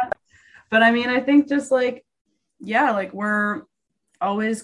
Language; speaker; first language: English; native; English